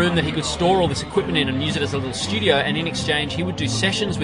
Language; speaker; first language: English; native; English